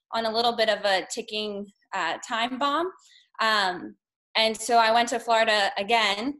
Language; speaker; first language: English; native; English